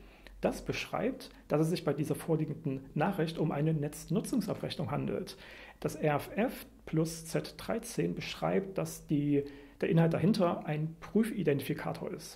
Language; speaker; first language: German; native; German